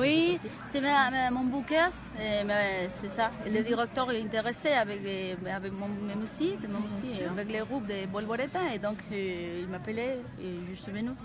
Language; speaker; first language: French; non-native, learner; Galician